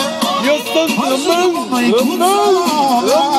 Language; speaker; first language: Romanian; non-native, learner; Hebrew